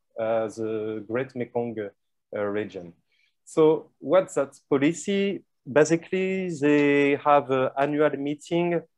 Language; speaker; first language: English; non-native, fluent; French